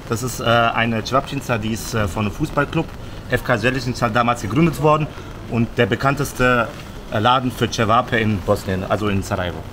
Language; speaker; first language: German; early bilingual, other home language; Bosnian